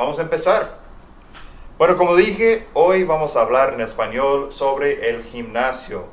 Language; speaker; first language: Spanish; non-native, fluent; English